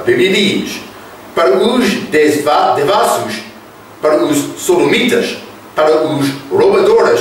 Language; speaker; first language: Portuguese; non-native, fluent; English